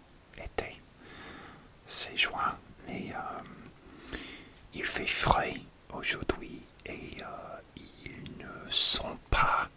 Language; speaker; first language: French; non-native, learner; English